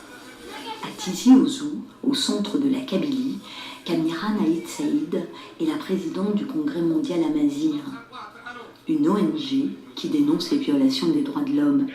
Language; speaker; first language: French; native; French